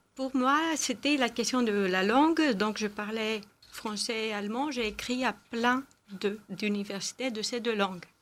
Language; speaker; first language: French; non-native, fluent; Greek